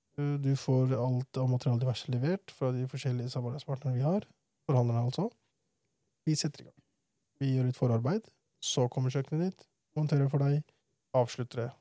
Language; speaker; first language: Norwegian; early bilingual, other home language; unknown